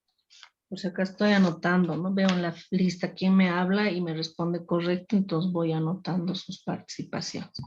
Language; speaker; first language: Spanish; native; Spanish